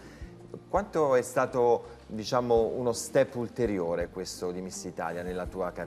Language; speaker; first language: Italian; native; Italian